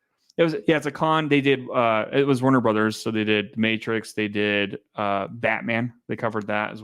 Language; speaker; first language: English; native; English